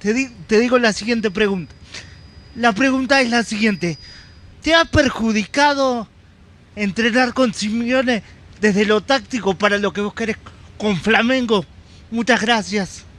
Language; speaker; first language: Spanish; native; Spanish